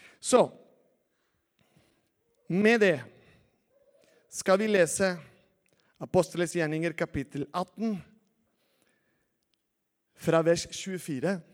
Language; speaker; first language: Norwegian; non-native, fluent; Spanish